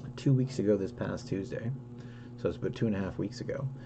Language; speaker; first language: English; native; English